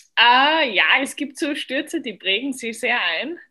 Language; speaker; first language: German; native; German